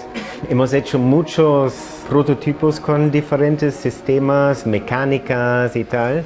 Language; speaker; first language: Spanish; non-native, fluent; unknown